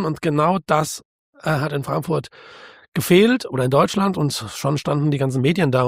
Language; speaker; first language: German; native; German